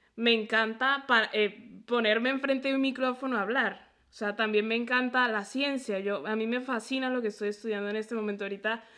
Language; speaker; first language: Spanish; native; Spanish